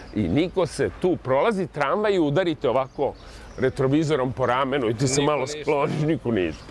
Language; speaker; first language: Serbian; native; Serbian